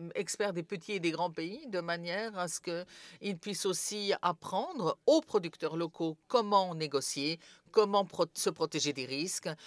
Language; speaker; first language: French; non-native, fluent; Serbian